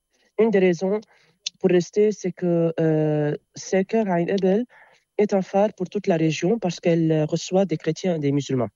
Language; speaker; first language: French; non-native, local second language; Arabic